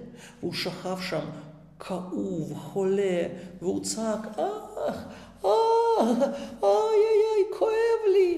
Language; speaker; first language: Hebrew; non-native, fluent; Russian